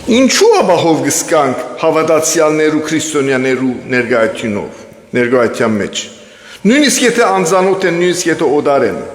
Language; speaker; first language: Armenian; early bilingual, heritage; Armenian